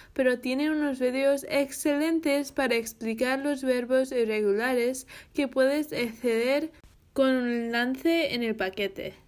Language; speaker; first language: Spanish; non-native, fluent; English